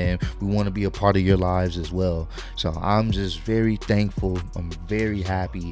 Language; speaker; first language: English; native; English